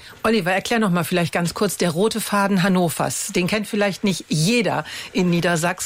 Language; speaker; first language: German; native; German